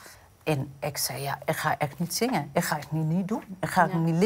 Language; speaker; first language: Dutch; non-native, fluent; Amharic